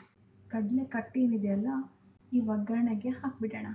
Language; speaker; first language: Kannada; native; Kannada